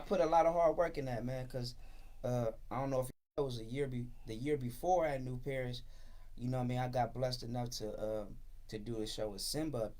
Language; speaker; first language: English; native; English